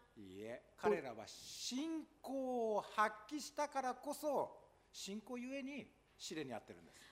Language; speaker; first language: Japanese; non-native, fluent; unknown